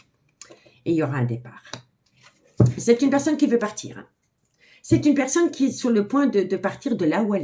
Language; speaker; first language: French; native; French